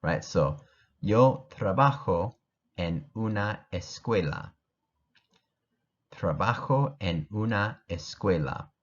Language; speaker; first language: Spanish; non-native, fluent; English